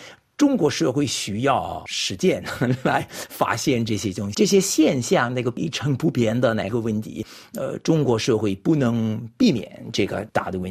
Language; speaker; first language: Chinese; non-native, fluent; French